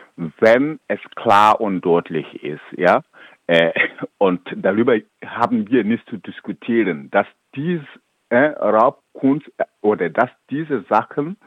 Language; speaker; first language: German; non-native, fluent; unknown